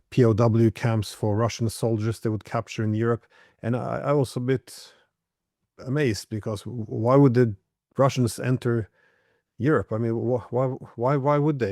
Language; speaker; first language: English; non-native, fluent; Norwegian